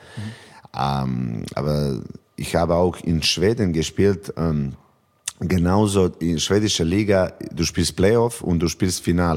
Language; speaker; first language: German; non-native, fluent; Serbian